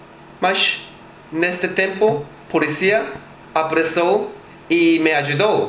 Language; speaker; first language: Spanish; non-native, learner; Portuguese